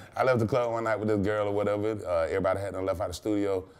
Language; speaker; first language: English; native; English